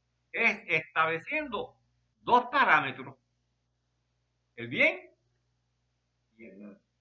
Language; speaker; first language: Spanish; native; Spanish